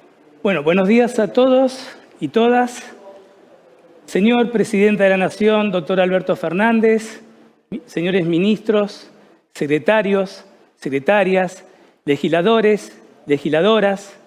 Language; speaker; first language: Spanish; native; Spanish